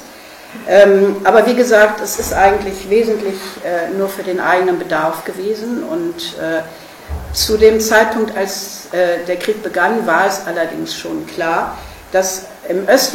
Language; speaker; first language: German; native; German